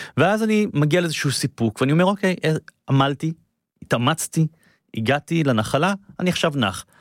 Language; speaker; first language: Hebrew; native; Hebrew